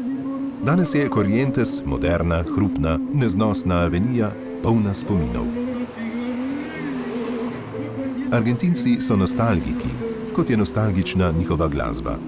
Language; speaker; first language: Slovenian; native; Slovenian